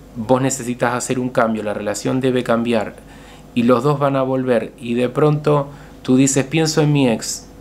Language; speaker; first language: Spanish; native; Spanish